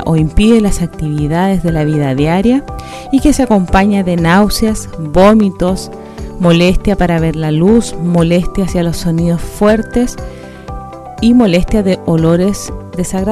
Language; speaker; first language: Spanish; native; Spanish